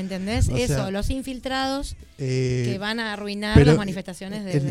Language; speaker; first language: Spanish; native; Spanish